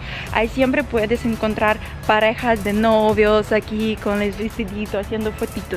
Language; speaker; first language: Spanish; non-native, fluent; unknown